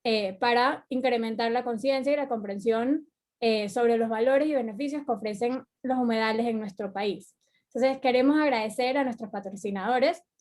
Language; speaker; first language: Spanish; native; Spanish